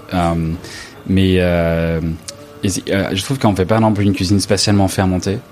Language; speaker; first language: French; non-native, fluent; English